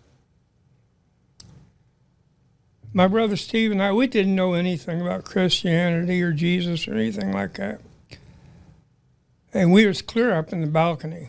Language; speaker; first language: English; native; English